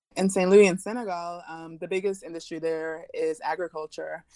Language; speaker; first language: English; early bilingual, other home language; French